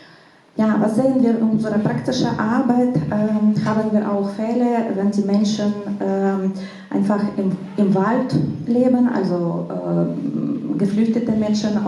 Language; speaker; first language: German; non-native, fluent; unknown